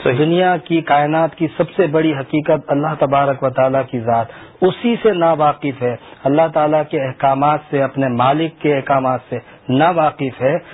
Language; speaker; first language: Urdu; native; Urdu